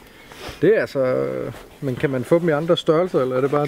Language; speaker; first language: Danish; native; Danish